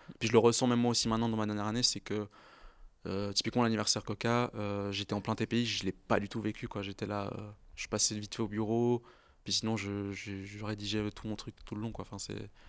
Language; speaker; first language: French; native; French